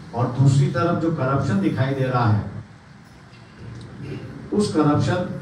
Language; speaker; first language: Hindi; non-native, local second language; Marathi